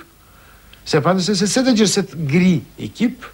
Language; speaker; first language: French; non-native, learner; Russian